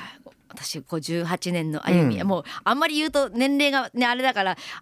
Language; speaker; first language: Japanese; native; Japanese